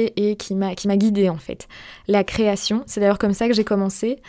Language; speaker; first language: French; native; French